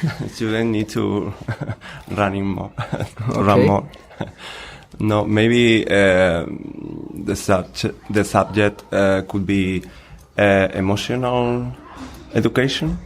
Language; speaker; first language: English; non-native, learner; Spanish